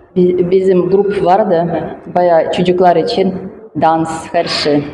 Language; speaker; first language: Turkish; non-native, learner; Russian